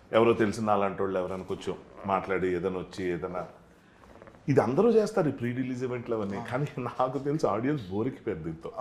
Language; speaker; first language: Telugu; native; Telugu